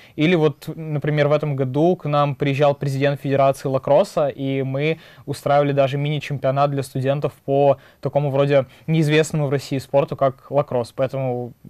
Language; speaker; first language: Russian; native; Russian